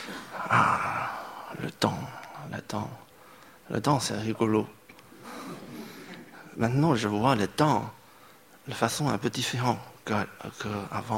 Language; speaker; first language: French; non-native, fluent; Chinese